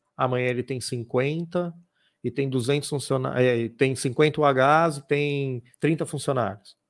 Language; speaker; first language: Portuguese; native; Portuguese